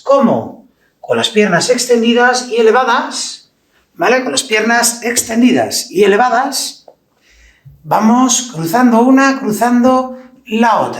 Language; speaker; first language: Spanish; native; Spanish